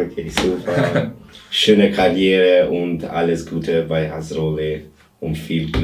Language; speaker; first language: German; non-native, learner; Albanian